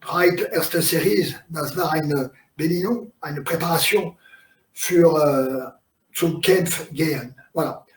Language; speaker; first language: German; non-native, learner; French